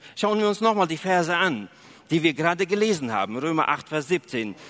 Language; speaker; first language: German; early bilingual, other home language; Russian